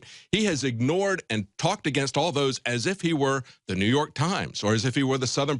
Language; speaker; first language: English; native; English